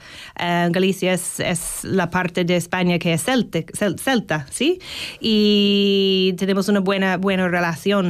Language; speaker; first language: Spanish; non-native, learner; English